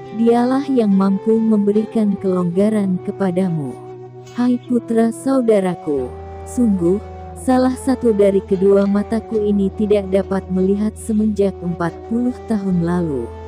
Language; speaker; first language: Indonesian; native; Indonesian